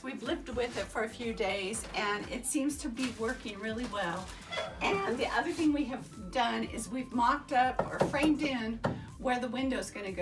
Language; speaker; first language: English; native; English